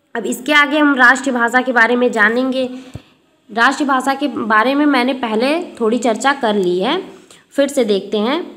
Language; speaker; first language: Hindi; native; Hindi